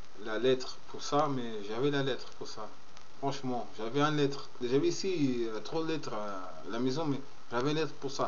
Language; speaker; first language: French; non-native, learner; Portuguese